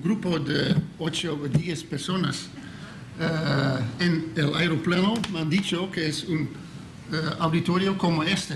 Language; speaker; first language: Spanish; non-native, learner; Dutch